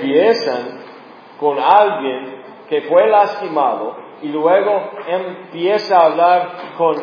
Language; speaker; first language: Spanish; non-native, fluent; English